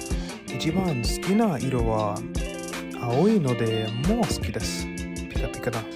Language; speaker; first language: Japanese; non-native, learner; English